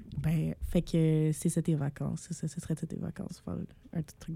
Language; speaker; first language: French; native; French